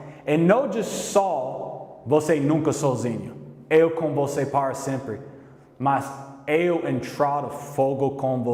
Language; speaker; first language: Portuguese; non-native, learner; English